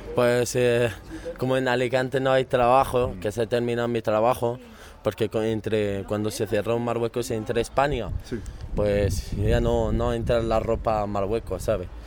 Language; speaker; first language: Spanish; early bilingual, other home language; Arabic